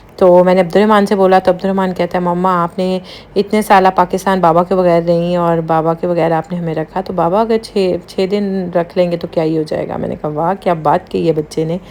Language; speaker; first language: Urdu; native; Urdu